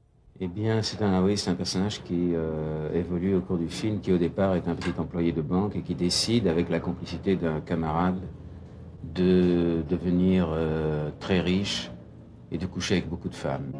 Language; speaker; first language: French; native; French